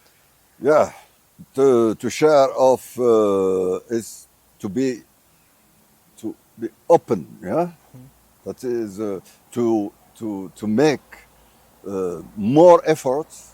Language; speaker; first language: English; non-native, fluent; Arabic